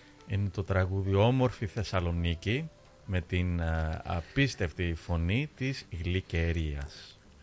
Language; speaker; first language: Greek; early bilingual, other home language; English